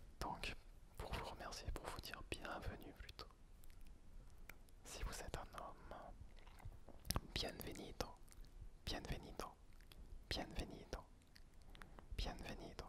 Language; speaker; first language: French; native; French